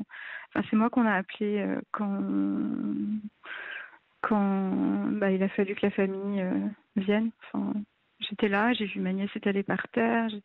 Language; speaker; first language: French; native; French